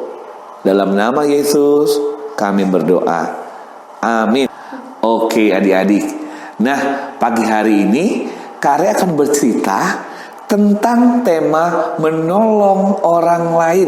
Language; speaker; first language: Indonesian; native; Indonesian